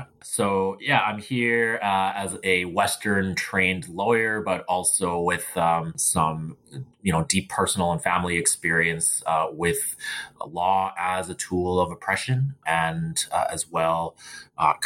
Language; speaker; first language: English; native; English